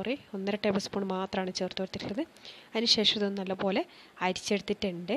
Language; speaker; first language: Malayalam; native; Malayalam